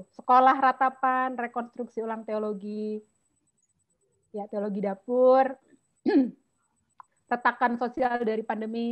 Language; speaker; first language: Indonesian; native; Indonesian